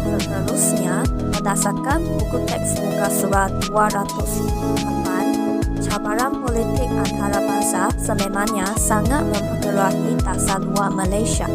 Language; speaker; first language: Malay; non-native, local second language; Chinese